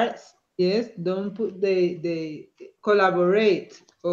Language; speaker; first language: English; non-native, learner; Spanish